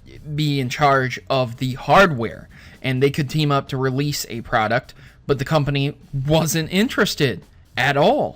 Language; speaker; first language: English; native; English